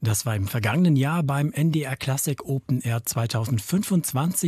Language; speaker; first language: German; native; German